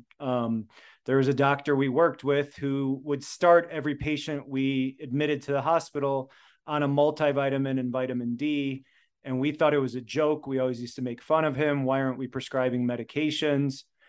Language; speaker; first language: English; early bilingual, other home language; Polish